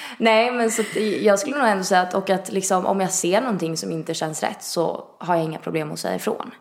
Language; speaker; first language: Swedish; early bilingual, other home language; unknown